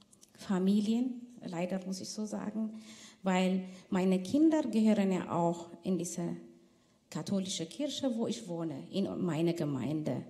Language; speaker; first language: German; non-native, fluent; Tigrinya